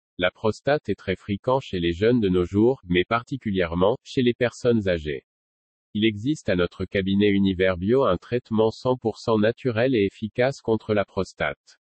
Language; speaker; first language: French; non-native, local second language; Wolof